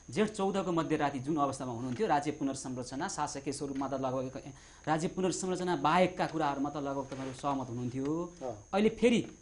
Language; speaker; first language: Nepali; native; Nepali